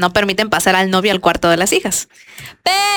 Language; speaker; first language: Spanish; native; Spanish